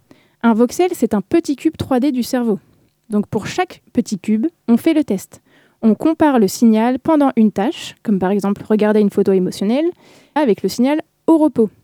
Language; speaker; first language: French; native; French